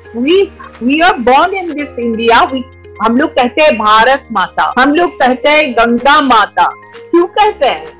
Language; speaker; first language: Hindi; non-native, local second language; Bangla